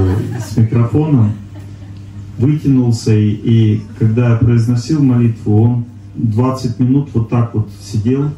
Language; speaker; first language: Russian; native; Russian